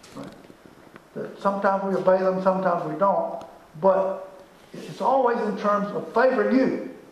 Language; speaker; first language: English; native; English